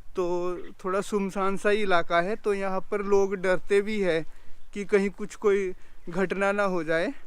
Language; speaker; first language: Hindi; native; Hindi